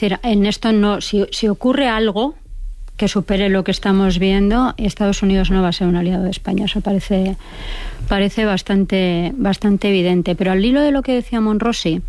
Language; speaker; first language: Spanish; native; Spanish